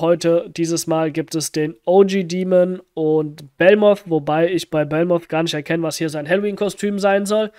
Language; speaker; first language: German; native; German